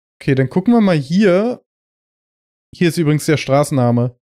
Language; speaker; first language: German; native; German